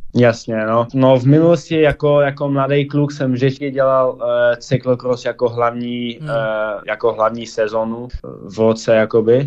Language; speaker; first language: Czech; early bilingual, heritage; Czech